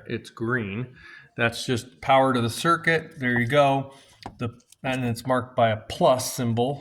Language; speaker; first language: English; native; English